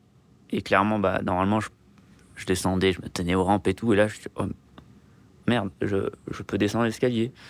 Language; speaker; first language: French; native; French